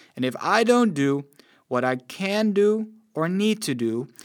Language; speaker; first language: English; non-native, fluent; Dutch